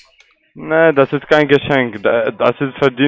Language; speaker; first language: German; non-native, learner; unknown